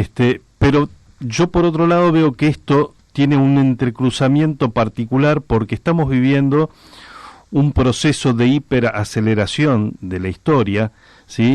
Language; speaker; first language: Spanish; native; Spanish